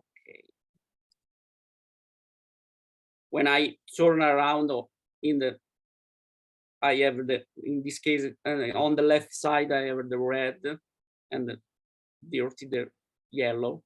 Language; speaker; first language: English; non-native, learner; Italian